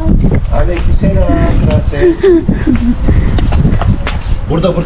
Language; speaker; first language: Turkish; native; Turkish